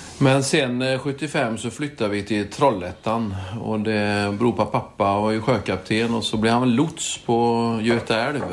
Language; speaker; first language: Swedish; native; Swedish